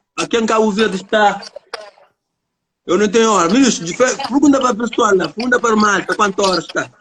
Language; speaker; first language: Portuguese; non-native, learner; Kabuverdianu